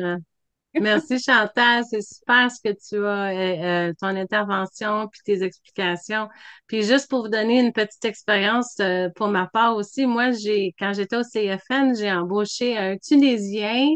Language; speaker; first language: French; native; French